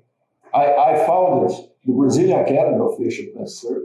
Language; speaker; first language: English; non-native, learner; Portuguese